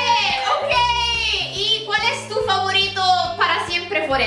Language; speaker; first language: Spanish; non-native, fluent; Italian